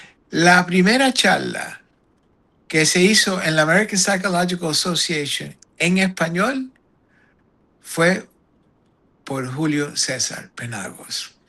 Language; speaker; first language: Spanish; non-native, fluent; English